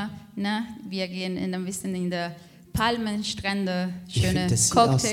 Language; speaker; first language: German; non-native, fluent; Spanish